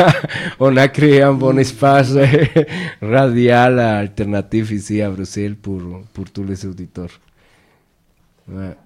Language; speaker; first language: French; non-native, fluent; Spanish